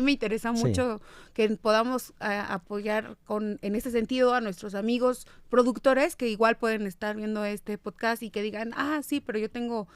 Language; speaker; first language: Spanish; native; Spanish